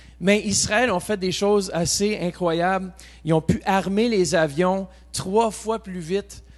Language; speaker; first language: French; native; French